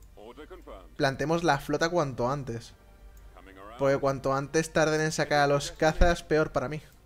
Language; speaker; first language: Spanish; native; Spanish